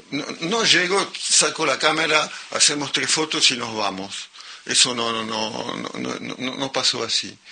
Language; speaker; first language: Spanish; non-native, local second language; French